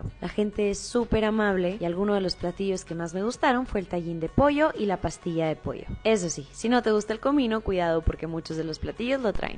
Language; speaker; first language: Spanish; native; Spanish